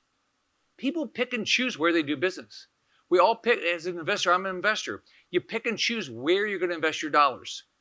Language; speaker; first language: English; native; English